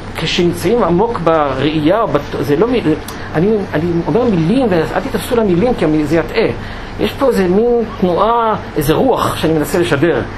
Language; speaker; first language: Hebrew; native; Hebrew